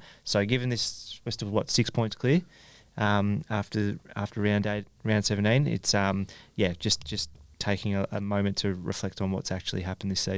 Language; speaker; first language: English; native; English